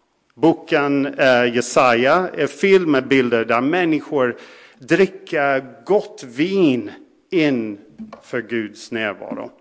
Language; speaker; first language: Swedish; non-native, fluent; English